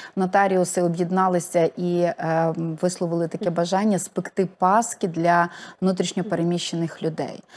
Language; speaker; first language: Ukrainian; native; Ukrainian